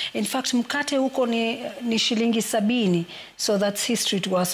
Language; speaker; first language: English; non-native, local second language; Swahili